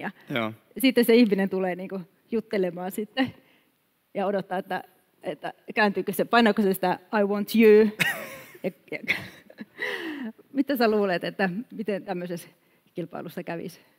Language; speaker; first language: Finnish; native; Finnish